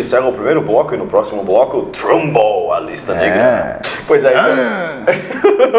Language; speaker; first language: Portuguese; native; Portuguese